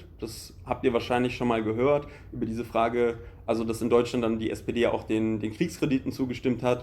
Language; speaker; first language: German; native; German